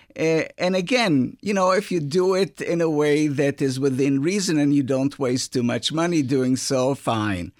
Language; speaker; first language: English; non-native, fluent; Hebrew